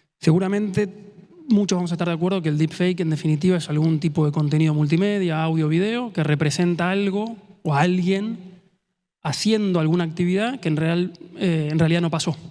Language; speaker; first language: Spanish; native; Spanish